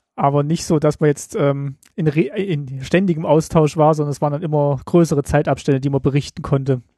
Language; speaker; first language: German; native; German